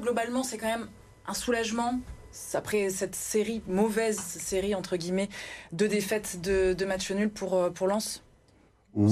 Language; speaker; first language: French; native; French